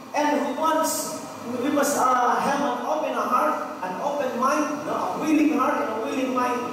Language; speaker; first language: English; non-native, local second language; Filipino